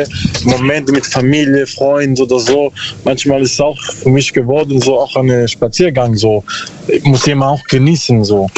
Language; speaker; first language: German; non-native, learner; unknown